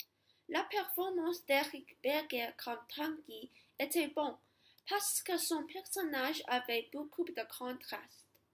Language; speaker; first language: French; non-native, learner; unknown